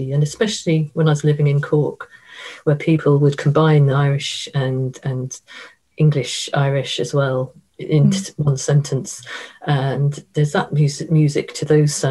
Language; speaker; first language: English; native; English